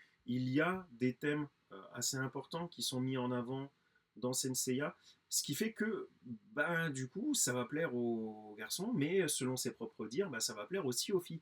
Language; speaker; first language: French; native; French